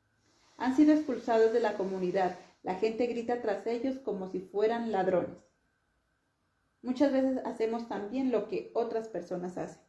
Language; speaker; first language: Spanish; native; Spanish